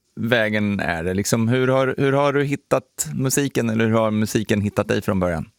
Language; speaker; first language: Swedish; native; Swedish